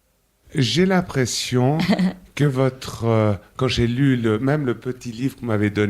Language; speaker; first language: French; native; French